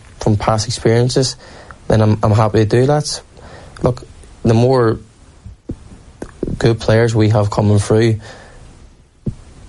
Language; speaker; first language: English; native; English